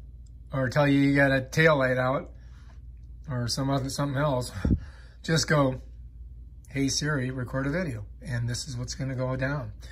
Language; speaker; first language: English; native; English